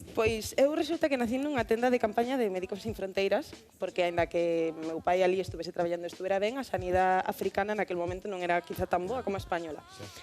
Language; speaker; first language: Galician; native; Galician